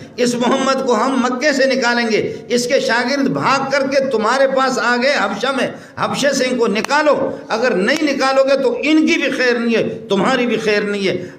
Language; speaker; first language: Urdu; non-native, local second language; Baluchi